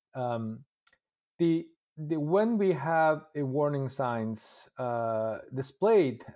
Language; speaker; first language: English; non-native, fluent; Uyghur